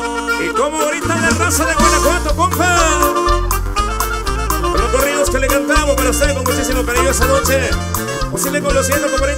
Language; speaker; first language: Spanish; native; Spanish